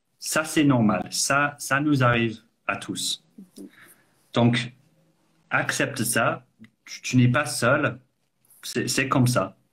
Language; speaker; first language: French; non-native, fluent; English